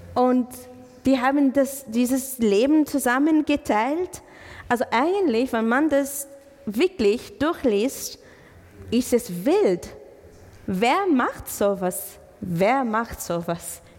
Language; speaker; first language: German; non-native, fluent; Arabic